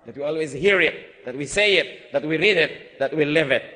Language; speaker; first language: English; non-native, local second language; Filipino